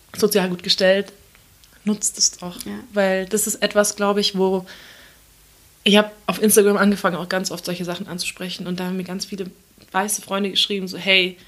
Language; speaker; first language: German; early bilingual, other home language; Turkish